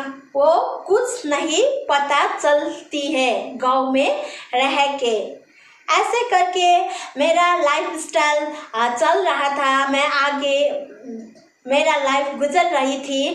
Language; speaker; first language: Hindi; non-native, local second language; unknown